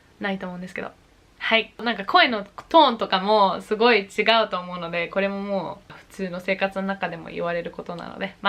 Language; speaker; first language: Japanese; early bilingual, heritage; English